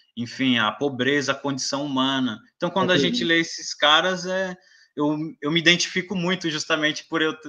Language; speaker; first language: Portuguese; native; Portuguese